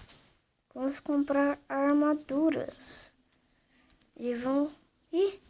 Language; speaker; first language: Portuguese; native; Portuguese